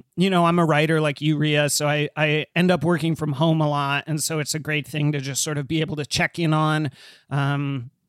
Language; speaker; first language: English; native; English